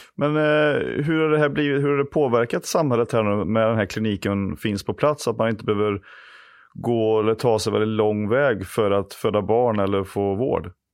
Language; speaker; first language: Swedish; native; Swedish